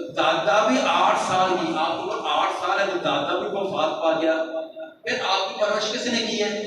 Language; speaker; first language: Urdu; non-native, local second language; Punjabi